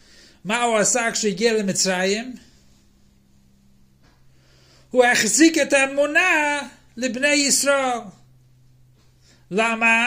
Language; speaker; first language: Hebrew; non-native, fluent; English